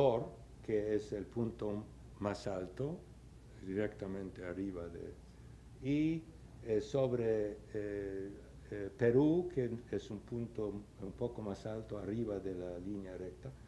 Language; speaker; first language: Spanish; non-native, fluent; English